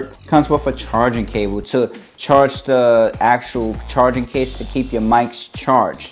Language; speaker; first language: English; native; English